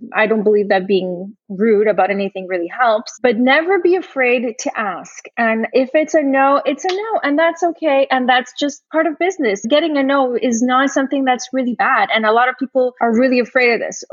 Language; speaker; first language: English; early bilingual, other home language; Portuguese